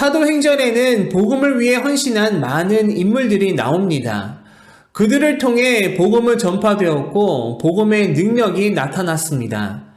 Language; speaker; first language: Korean; native; Korean